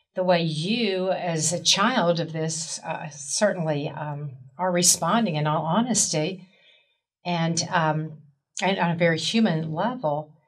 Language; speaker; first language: English; native; English